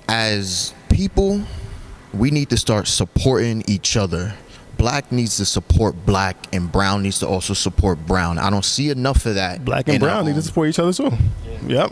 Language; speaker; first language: English; native; English